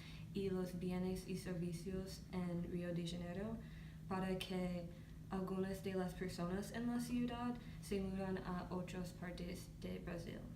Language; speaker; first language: Spanish; non-native, learner; English